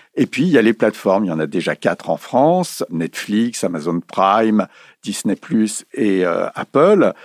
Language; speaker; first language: French; native; French